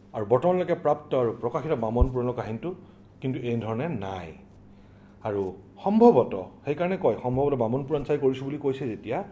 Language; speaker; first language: Assamese; native; Assamese